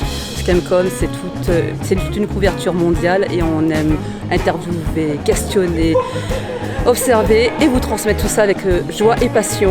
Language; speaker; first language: French; native; French